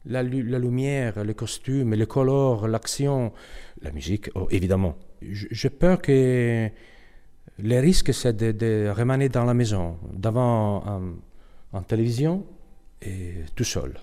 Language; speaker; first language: French; non-native, learner; Italian